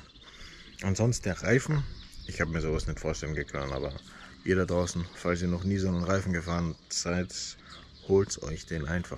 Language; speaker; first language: German; native; German